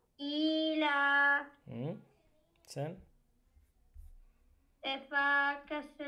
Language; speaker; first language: Arabic; non-native, learner; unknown